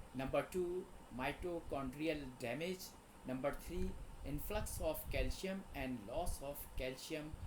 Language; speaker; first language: English; non-native, local second language; Urdu